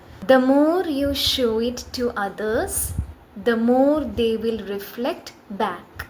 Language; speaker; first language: English; non-native, local second language; Malayalam